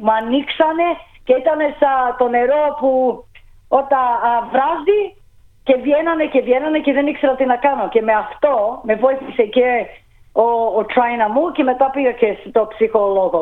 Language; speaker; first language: Greek; early bilingual, heritage; Greek